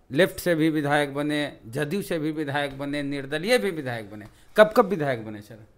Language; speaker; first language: Hindi; native; Hindi